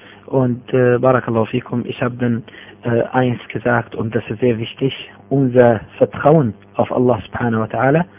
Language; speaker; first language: German; non-native, fluent; Arabic